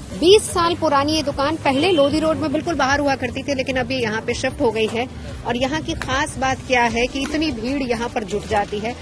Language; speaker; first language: Hindi; native; Hindi